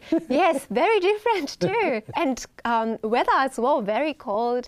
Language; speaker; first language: English; non-native, fluent; Japanese